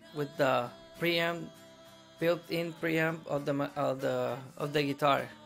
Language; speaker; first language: English; non-native, fluent; Spanish